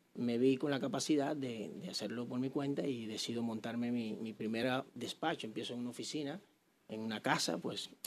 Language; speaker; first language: Spanish; native; Spanish